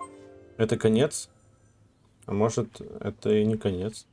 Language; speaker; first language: Russian; native; Russian